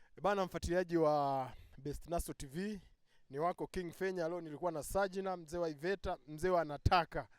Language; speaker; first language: Swahili; native; Swahili